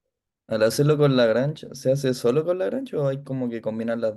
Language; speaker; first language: Spanish; native; Spanish